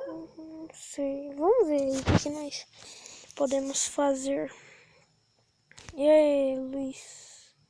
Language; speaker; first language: Portuguese; native; Portuguese